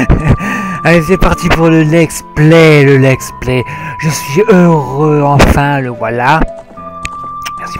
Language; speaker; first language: French; native; French